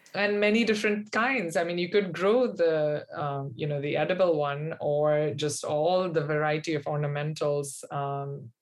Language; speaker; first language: English; non-native, local second language; Hindi